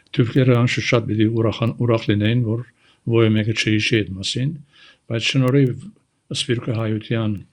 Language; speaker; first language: Armenian; early bilingual, heritage; Armenian